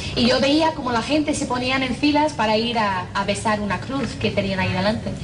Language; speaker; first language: Spanish; non-native, fluent; English